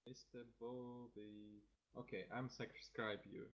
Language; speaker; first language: English; non-native, learner; Russian